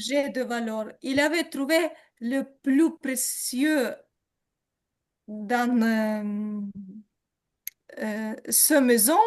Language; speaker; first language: French; non-native, learner; Ukrainian